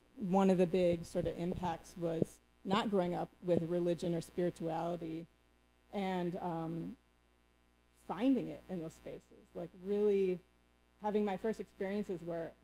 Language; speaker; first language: English; native; English